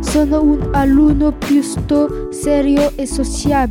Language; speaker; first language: Italian; non-native, learner; French